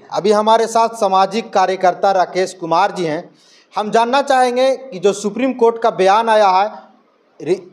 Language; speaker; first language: Hindi; native; Hindi